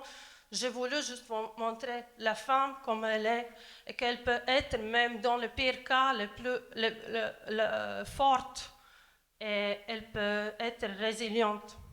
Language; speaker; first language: French; non-native, learner; Latvian